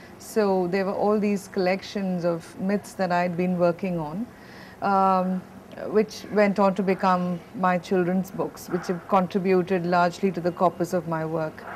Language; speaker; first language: English; non-native, local second language; Malayalam